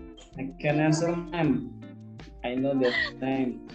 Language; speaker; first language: English; non-native, learner; Indonesian